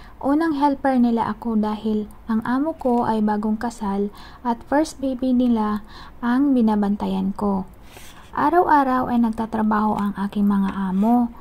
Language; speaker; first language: Filipino; non-native, local second language; Cebuano